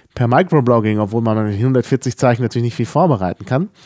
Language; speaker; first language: German; native; German